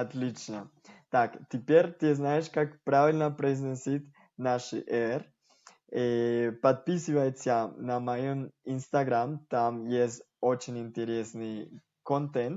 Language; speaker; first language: Russian; non-native, fluent; Spanish